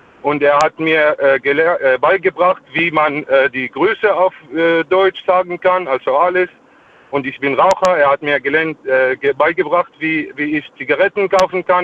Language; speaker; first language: German; non-native, fluent; Arabic